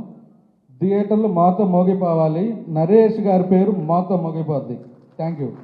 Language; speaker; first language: Telugu; native; Telugu